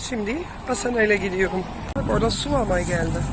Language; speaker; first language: Turkish; non-native, fluent; Dutch